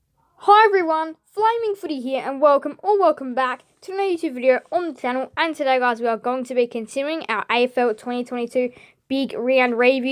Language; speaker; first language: English; native; English